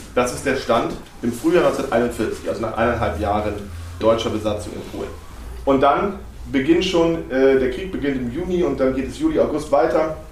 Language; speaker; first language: German; native; German